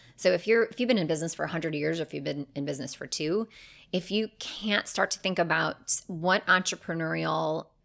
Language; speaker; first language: English; native; English